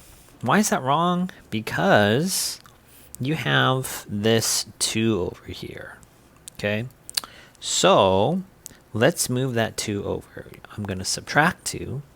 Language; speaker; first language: English; native; English